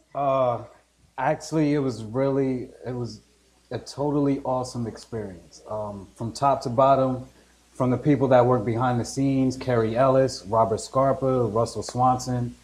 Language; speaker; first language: English; native; English